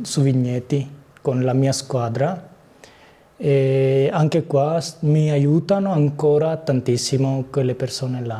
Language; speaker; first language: Italian; early bilingual, other home language; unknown